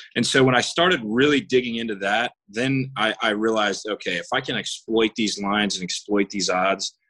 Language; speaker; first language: English; native; English